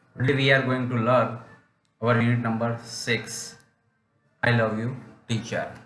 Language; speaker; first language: English; non-native, local second language; Gujarati